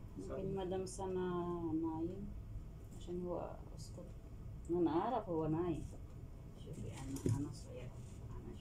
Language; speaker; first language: Arabic; non-native, learner; Filipino